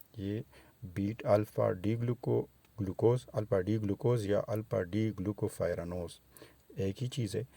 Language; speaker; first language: Urdu; non-native, local second language; Pashto